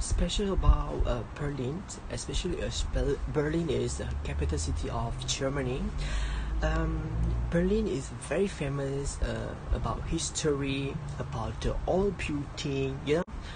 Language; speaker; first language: English; non-native, learner; Malay